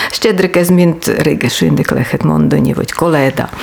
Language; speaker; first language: Hungarian; non-native, learner; Ukrainian